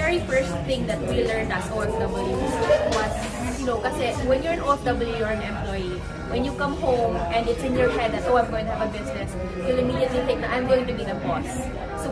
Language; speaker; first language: English; non-native, local second language; Cebuano